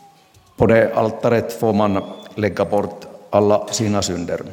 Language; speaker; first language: Swedish; non-native, local second language; Finnish